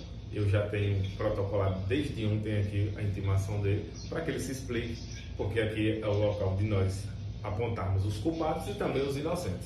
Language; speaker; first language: Portuguese; native; Portuguese